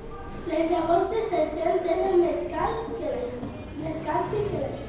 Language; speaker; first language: Catalan; non-native, local second language; Spanish